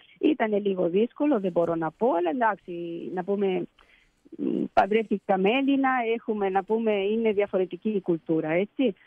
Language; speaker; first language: Greek; early bilingual, heritage; Greek